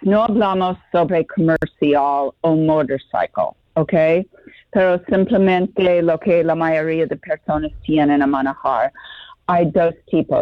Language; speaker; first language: Spanish; non-native, learner; English